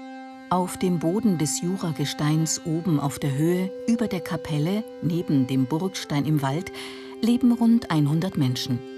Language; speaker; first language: German; native; German